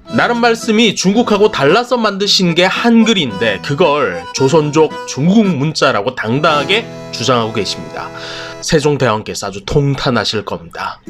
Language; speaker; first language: Korean; native; Korean